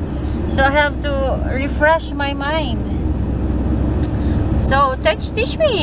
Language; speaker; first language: English; non-native, local second language; Cebuano